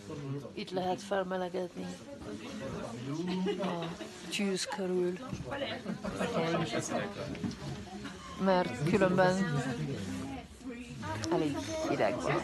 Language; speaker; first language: Hungarian; early bilingual, heritage; Hungarian